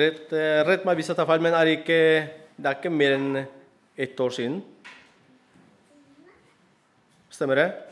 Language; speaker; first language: Norwegian; non-native, fluent; Spanish